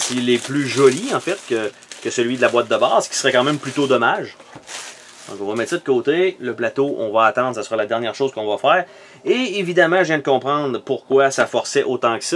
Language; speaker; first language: French; native; French